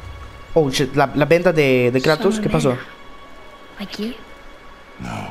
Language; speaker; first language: Spanish; native; Spanish